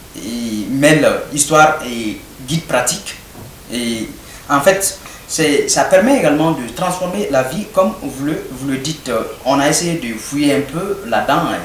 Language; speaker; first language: French; non-native, local second language; Bambara